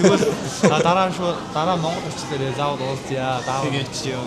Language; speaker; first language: Korean; non-native, fluent; Mongolian